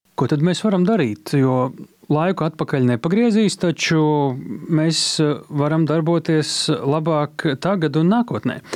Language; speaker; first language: Latvian; native; Latvian